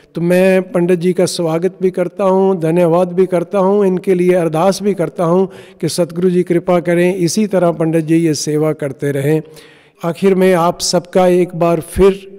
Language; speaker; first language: Hindi; non-native, local second language; Punjabi